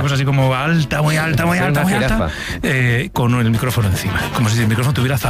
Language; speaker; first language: Spanish; native; Spanish